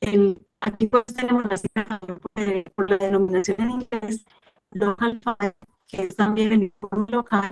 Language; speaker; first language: Spanish; native; Spanish